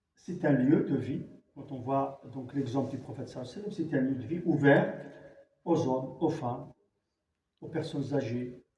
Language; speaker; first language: French; non-native, local second language; Arabic